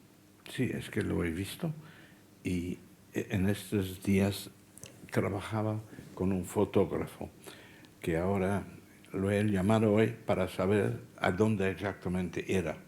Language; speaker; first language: Spanish; non-native, fluent; Dutch